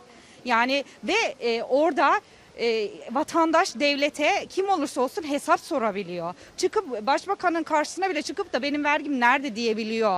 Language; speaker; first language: Turkish; early bilingual, heritage; Turkish